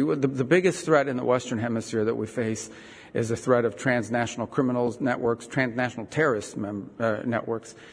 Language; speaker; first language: English; early bilingual, other home language; Spanish